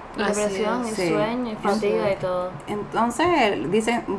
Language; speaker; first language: Spanish; native; Spanish